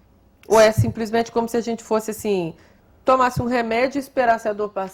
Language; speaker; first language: Portuguese; native; Portuguese